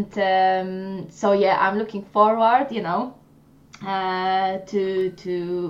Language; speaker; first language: English; non-native, fluent; Polish